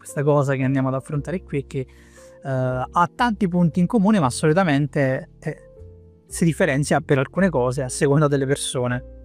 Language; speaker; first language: Italian; native; Italian